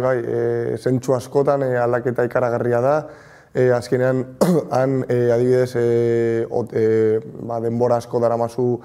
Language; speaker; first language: Basque; non-native, local second language; Spanish